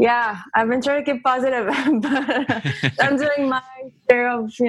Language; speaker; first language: English; early bilingual, other home language; French